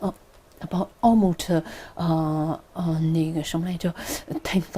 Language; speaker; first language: English; non-native, learner; Chinese